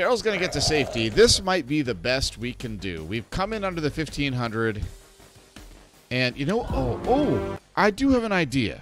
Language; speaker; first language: English; native; English